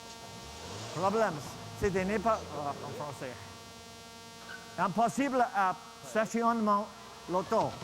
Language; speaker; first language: French; non-native, learner; English